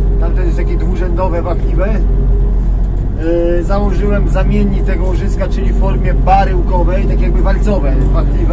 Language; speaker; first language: Polish; native; Polish